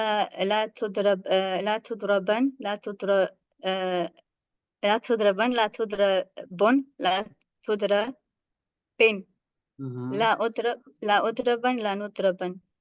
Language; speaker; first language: Arabic; non-native, learner; English